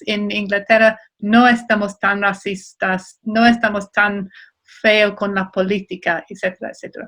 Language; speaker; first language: Spanish; non-native, fluent; English